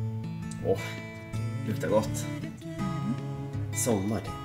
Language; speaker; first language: Swedish; non-native, fluent; Japanese